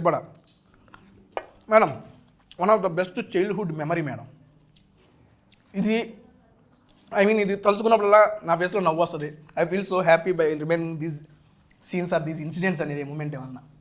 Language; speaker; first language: Telugu; native; Telugu